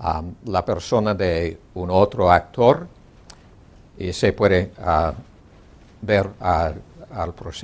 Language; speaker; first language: Spanish; non-native, learner; English